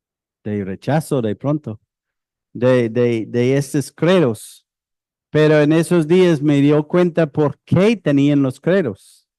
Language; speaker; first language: Spanish; non-native, fluent; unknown